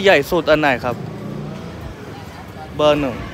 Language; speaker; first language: Thai; non-native, fluent; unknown